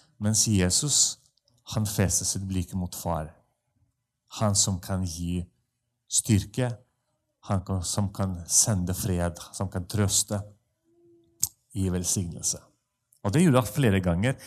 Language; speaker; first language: Norwegian; non-native, fluent; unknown